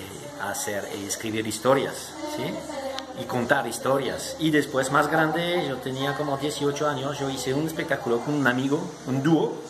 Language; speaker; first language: Spanish; non-native, fluent; French